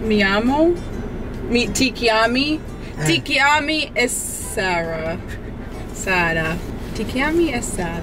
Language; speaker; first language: Italian; non-native, learner; English